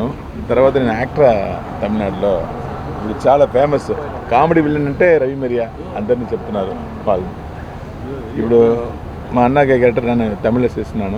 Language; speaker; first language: Telugu; non-native, learner; Tamil